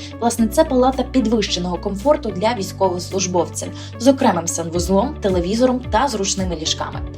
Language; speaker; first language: Ukrainian; native; Ukrainian